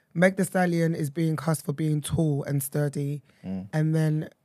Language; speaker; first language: English; early bilingual, other home language; Akan